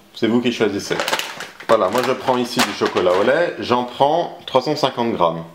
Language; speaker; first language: French; native; French